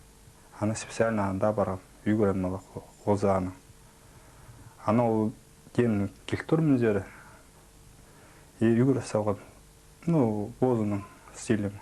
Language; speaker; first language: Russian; non-native, local second language; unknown